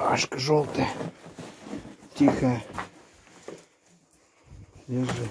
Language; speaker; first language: Russian; native; Russian